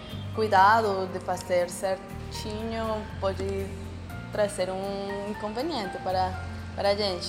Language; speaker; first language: Portuguese; non-native, fluent; Spanish